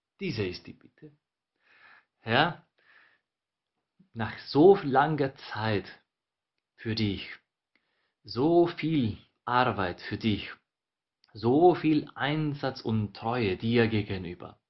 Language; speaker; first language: German; non-native, fluent; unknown